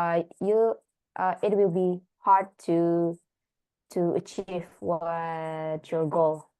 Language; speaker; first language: English; non-native, learner; Indonesian